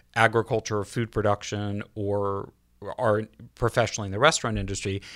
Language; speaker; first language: English; native; English